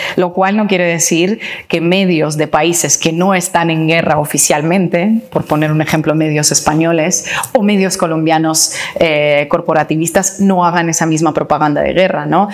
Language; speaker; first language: Spanish; non-native, fluent; Russian